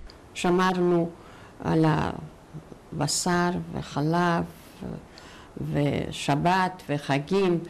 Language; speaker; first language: Hebrew; non-native, fluent; Yiddish